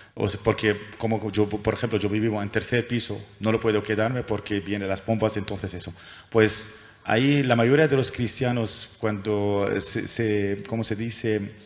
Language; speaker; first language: Spanish; non-native, fluent; Arabic